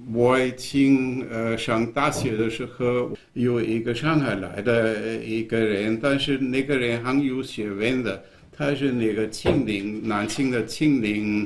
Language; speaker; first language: Chinese; non-native, fluent; German